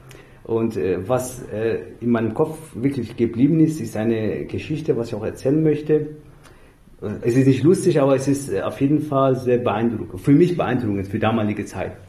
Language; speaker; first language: German; non-native, fluent; Persian